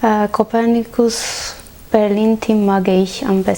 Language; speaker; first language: German; non-native, learner; Armenian